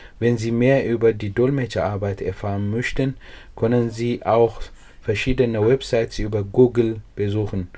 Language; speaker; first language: German; non-native, fluent; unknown